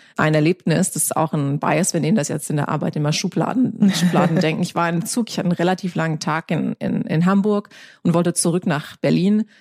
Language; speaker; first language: German; non-native, fluent; English